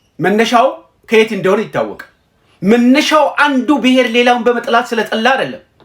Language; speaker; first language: Amharic; non-native, local second language; Oromo